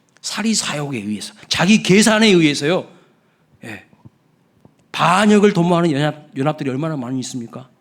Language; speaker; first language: Korean; native; Korean